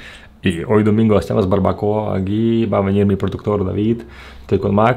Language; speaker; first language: Spanish; non-native, fluent; Russian